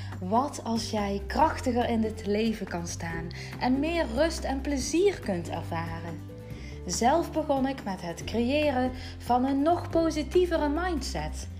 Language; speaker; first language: Dutch; native; Dutch